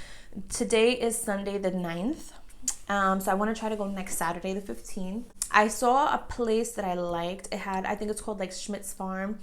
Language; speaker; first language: English; native; English